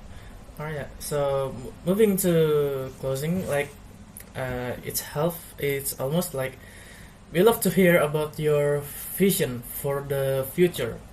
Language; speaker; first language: English; non-native, learner; Indonesian